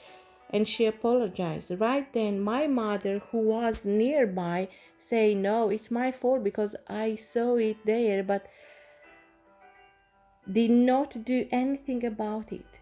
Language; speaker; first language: English; non-native, fluent; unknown